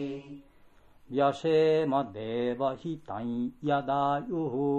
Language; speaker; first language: Japanese; non-native, fluent; Bangla